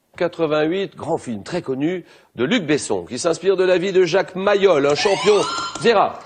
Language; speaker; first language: French; native; French